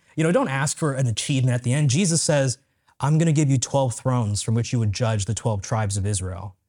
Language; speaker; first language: English; native; English